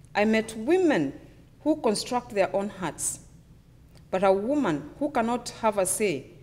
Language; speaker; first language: English; non-native, local second language; Luyia